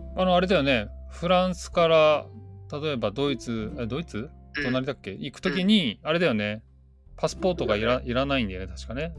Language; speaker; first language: Japanese; native; Japanese